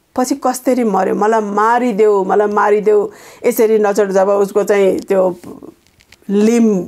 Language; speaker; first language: Nepali; native; Nepali